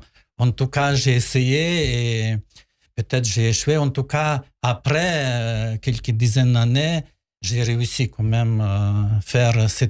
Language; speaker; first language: French; non-native, learner; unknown